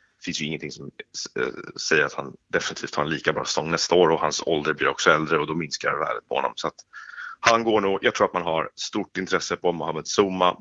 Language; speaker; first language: Swedish; native; Swedish